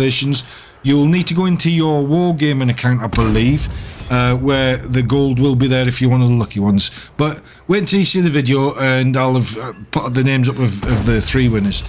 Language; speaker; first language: English; native; English